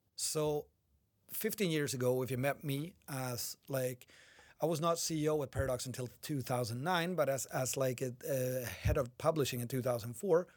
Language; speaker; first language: English; non-native, fluent; Swedish